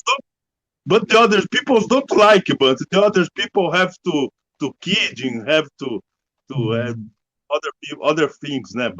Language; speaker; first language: English; non-native, learner; Portuguese